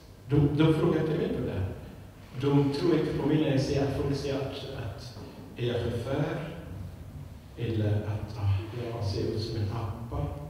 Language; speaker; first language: Swedish; non-native, fluent; Arabic